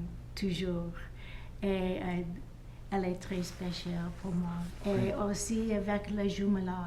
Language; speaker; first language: French; non-native, learner; English